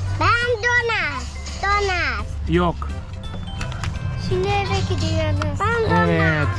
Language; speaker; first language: Turkish; early bilingual, heritage; Turkish